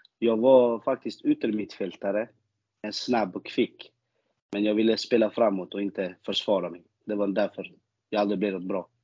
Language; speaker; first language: Swedish; early bilingual, other home language; Albanian